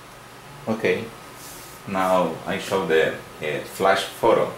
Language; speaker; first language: English; non-native, learner; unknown